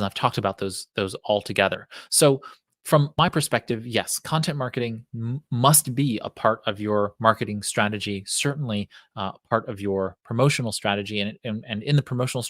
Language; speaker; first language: English; native; English